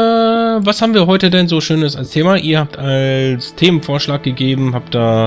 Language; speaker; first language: German; native; German